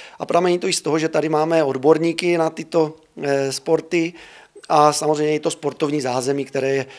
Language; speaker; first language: Czech; native; Czech